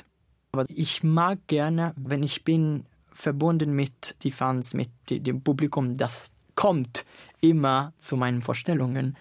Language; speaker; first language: German; non-native, learner; Italian